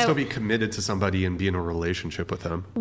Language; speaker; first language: English; native; English